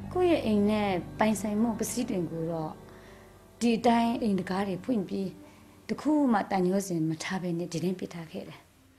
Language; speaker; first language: Burmese; non-native, local second language; Kachin